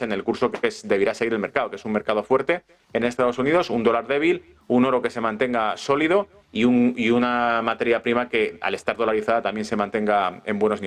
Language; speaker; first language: Spanish; native; Spanish